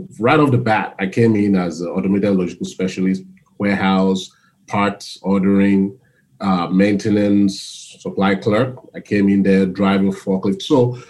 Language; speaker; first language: English; non-native, local second language; Yoruba